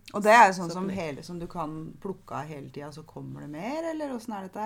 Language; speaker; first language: Norwegian; native; Norwegian